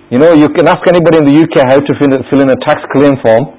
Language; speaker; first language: Urdu; early bilingual, other home language; English